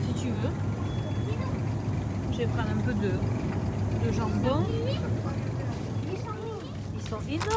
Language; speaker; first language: French; native; French